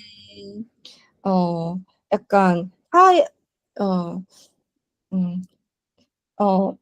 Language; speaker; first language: Korean; non-native, learner; Chinese